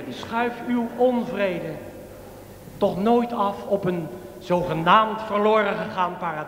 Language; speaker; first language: Dutch; native; Dutch